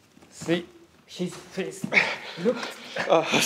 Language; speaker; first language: English; non-native, learner; Japanese